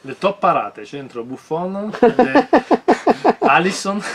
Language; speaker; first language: Italian; native; Italian